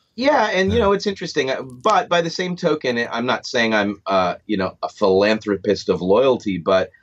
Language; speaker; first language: English; native; English